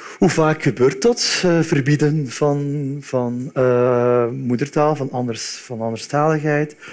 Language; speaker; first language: Dutch; early bilingual, other home language; Turkish